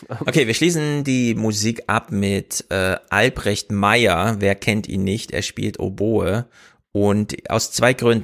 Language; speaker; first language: German; native; German